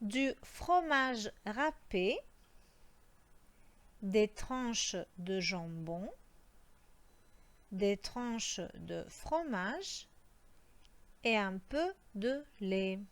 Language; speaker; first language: French; non-native, fluent; Croatian